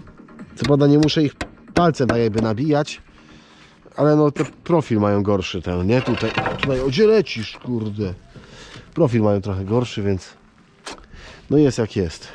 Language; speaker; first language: Polish; native; Polish